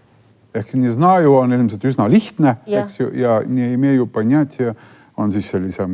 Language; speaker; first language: Estonian; native; Estonian